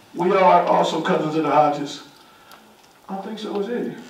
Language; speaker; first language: English; native; English